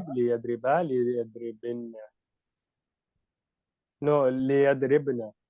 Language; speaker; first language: Arabic; non-native, learner; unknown